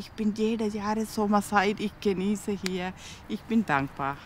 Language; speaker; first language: German; non-native, learner; Tamil